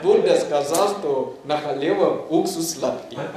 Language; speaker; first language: Russian; non-native, learner; Thai